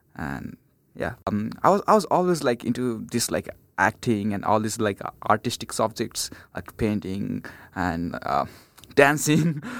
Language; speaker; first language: English; non-native, local second language; Nepali